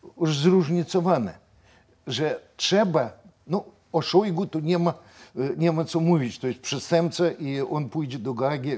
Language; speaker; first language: Polish; non-native, fluent; Russian